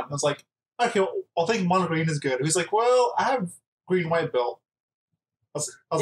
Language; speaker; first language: English; native; English